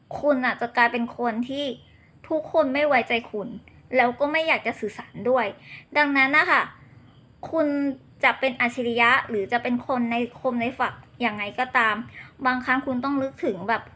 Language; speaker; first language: Thai; native; Thai